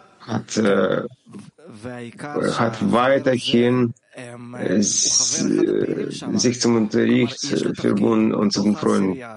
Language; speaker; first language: German; non-native, learner; Hebrew